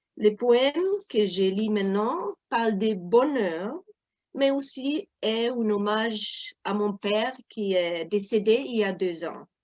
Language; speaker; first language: French; non-native, fluent; German